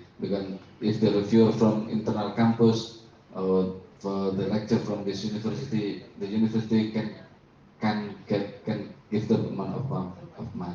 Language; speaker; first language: English; non-native, learner; Indonesian